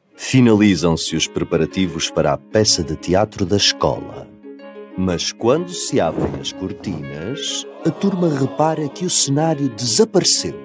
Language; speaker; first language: Portuguese; native; Portuguese